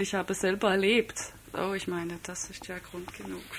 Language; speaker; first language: German; non-native, fluent; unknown